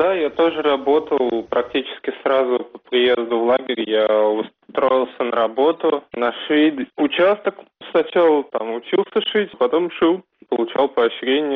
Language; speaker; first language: Russian; native; Russian